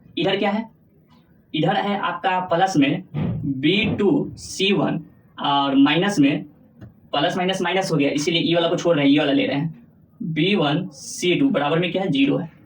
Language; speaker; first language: Hindi; native; Hindi